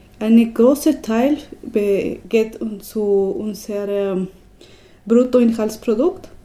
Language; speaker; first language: German; non-native, learner; Spanish